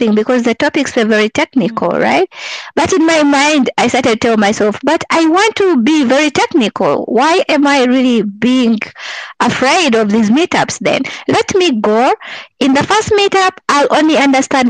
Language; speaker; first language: English; non-native, local second language; Ganda